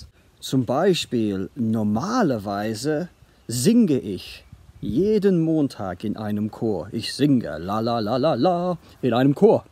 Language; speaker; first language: German; non-native, fluent; English